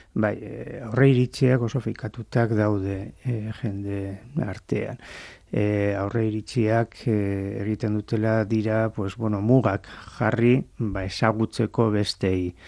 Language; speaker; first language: Basque; native; Basque